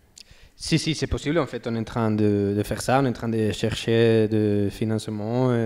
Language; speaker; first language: French; non-native, learner; Spanish